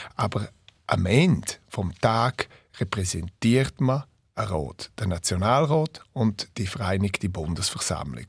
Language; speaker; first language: German; non-native, local second language; Romansh